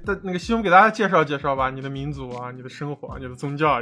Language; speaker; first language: Chinese; native; Chinese